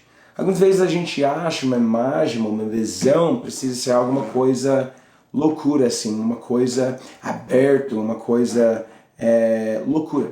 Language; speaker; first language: Portuguese; non-native, learner; English